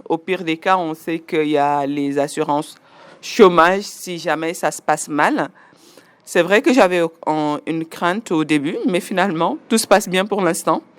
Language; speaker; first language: French; non-native, local second language; Wolof